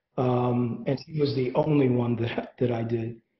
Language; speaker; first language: English; native; English